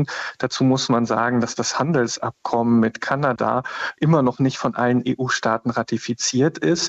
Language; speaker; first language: German; native; German